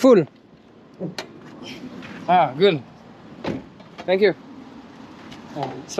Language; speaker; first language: English; non-native, learner; French